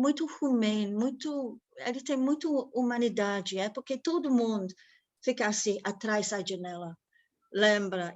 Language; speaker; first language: Portuguese; non-native, fluent; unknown